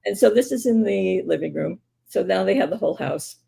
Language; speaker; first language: English; native; English